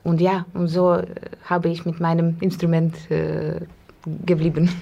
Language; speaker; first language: German; non-native, learner; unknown